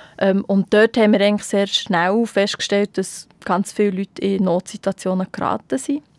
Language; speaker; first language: German; native; German